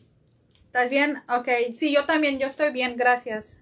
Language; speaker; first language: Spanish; early bilingual, heritage; Spanish